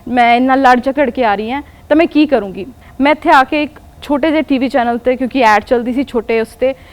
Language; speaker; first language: Punjabi; non-native, local second language; Hindi